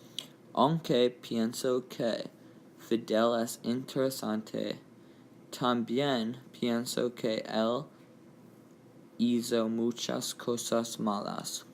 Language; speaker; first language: Spanish; non-native, learner; English